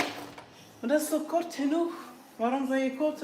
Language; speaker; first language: Dutch; non-native, fluent; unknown